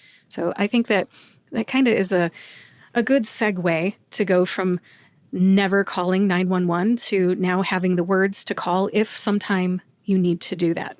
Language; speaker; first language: English; native; English